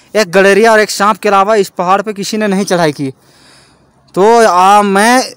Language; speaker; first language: Hindi; native; Hindi